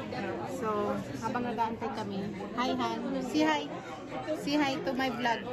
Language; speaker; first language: Filipino; native; Filipino